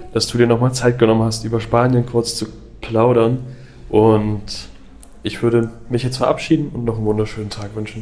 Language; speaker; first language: German; native; German